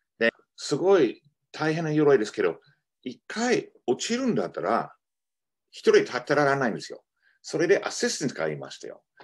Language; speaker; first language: Japanese; non-native, fluent; English